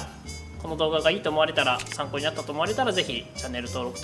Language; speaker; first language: Japanese; native; Japanese